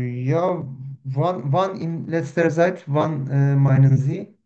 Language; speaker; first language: German; non-native, learner; Turkish